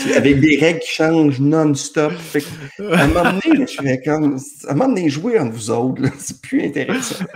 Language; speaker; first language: French; native; French